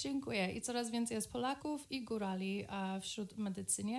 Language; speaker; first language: Polish; early bilingual, other home language; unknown